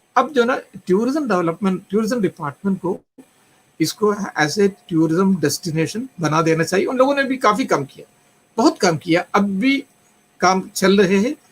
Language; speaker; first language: Hindi; non-native, local second language; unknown